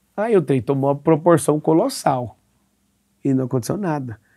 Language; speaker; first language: Portuguese; native; Portuguese